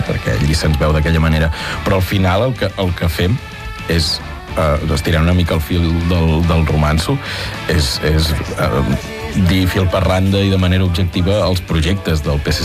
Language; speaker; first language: Catalan; native; Catalan